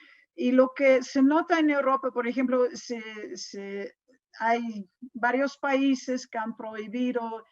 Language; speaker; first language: Spanish; non-native, fluent; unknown